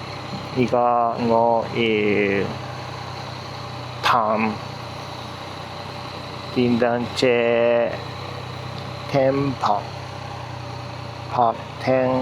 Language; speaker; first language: Chinese; non-native, learner; Japanese